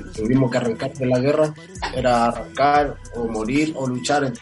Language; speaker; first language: Spanish; non-native, fluent; Portuguese